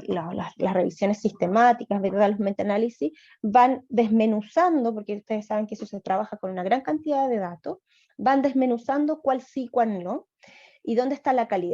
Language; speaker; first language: Spanish; native; Spanish